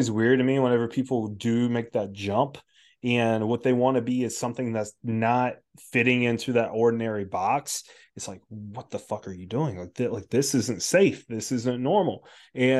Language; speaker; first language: English; native; English